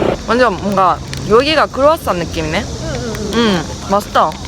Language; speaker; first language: Korean; non-native, fluent; Japanese